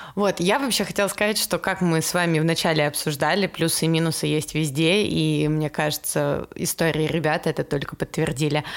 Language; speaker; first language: Russian; native; Russian